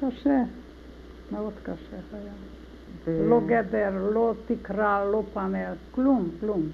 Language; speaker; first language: Hebrew; non-native, learner; Hungarian